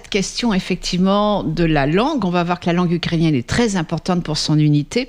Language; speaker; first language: French; native; French